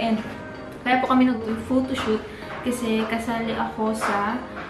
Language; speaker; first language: Filipino; non-native, local second language; Bikol